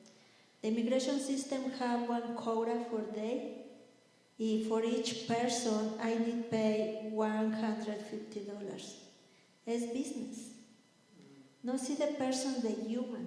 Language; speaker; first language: English; non-native, learner; Spanish